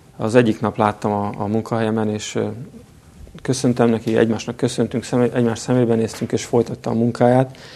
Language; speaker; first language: Hungarian; native; Hungarian